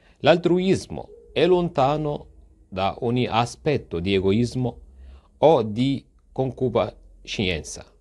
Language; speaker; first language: Italian; non-native, fluent; Arabic